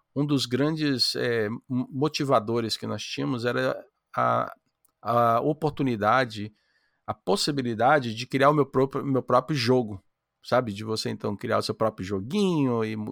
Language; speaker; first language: Portuguese; native; Portuguese